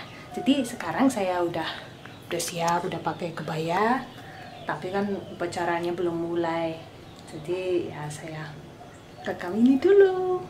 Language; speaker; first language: Indonesian; non-native, fluent; English